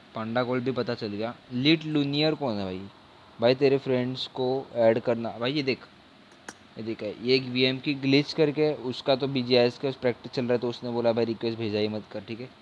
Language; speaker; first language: Hindi; non-native, local second language; Marathi